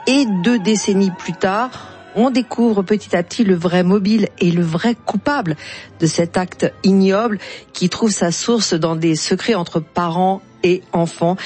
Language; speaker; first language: French; native; French